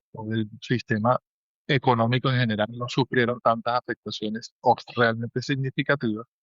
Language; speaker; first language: Spanish; native; Spanish